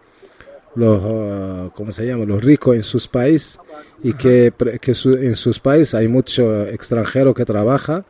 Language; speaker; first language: Spanish; non-native, learner; Arabic